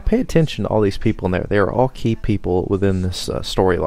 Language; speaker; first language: English; native; English